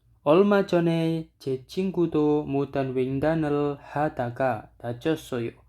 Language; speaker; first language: Korean; non-native, learner; Indonesian